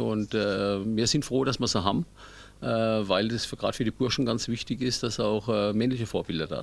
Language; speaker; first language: German; native; German